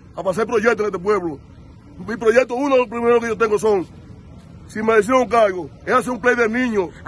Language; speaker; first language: Spanish; native; Spanish